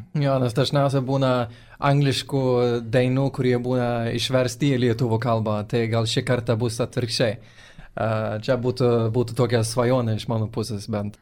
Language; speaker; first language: Lithuanian; non-native, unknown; Swedish